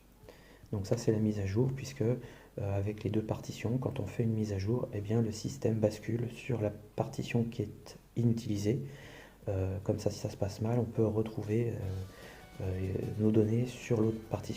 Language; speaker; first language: French; native; French